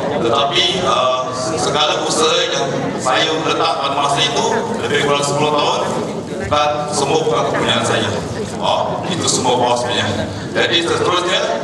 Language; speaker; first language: Malay; non-native, local second language; Chinese